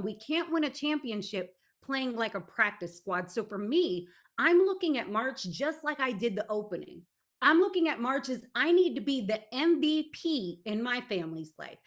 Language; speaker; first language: English; native; English